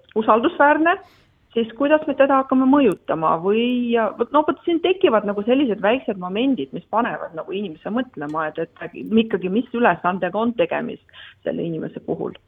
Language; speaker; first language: Estonian; non-native, local second language; Russian